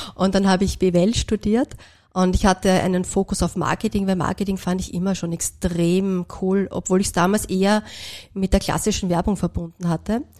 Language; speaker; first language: German; native; German